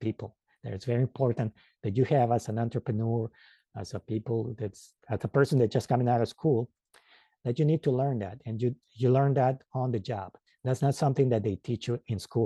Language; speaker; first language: English; non-native, fluent; Spanish